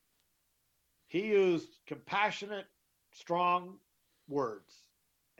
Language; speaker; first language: English; native; English